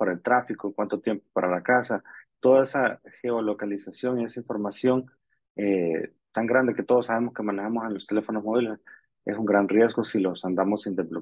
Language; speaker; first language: Spanish; native; Spanish